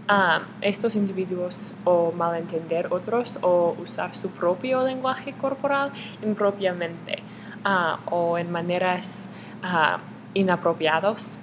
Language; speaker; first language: Spanish; non-native, learner; English